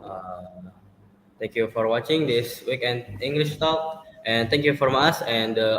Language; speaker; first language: English; non-native, fluent; Indonesian